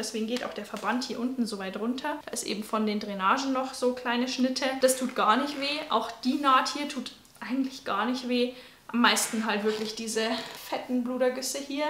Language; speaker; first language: German; native; German